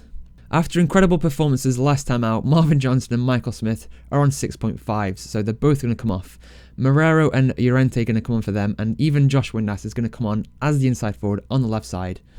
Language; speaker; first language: English; native; English